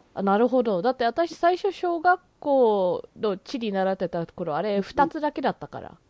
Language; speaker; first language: Japanese; early bilingual, heritage; Japanese